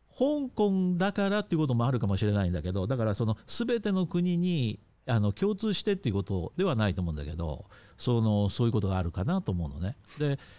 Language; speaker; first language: Japanese; native; Japanese